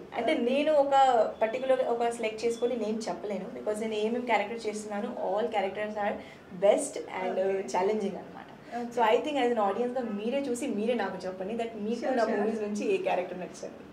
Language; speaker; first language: Telugu; non-native, local second language; Hindi